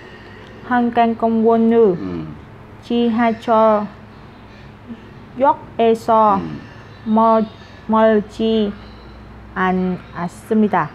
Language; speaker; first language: Vietnamese; non-native, learner; Korean